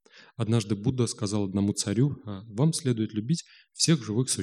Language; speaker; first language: Russian; native; Russian